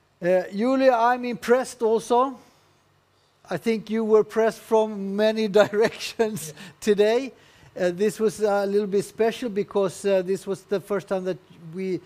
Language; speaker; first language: English; non-native, learner; Swedish